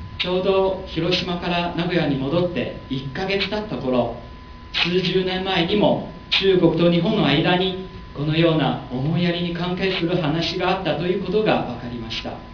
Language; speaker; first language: Japanese; non-native, learner; Chinese